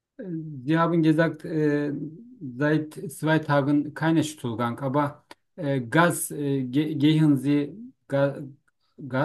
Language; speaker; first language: German; non-native, learner; Turkish